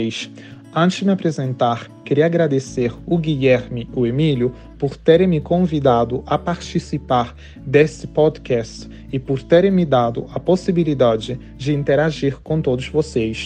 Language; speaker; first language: Portuguese; non-native, fluent; Italian